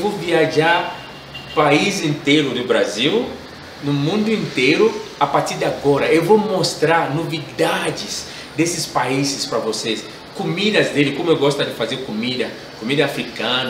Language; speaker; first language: Portuguese; non-native, learner; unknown